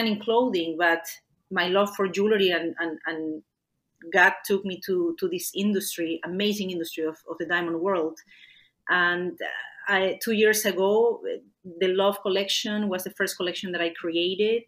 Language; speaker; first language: English; non-native, fluent; Spanish